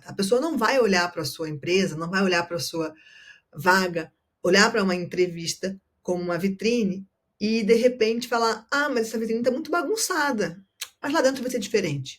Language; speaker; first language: Portuguese; native; Portuguese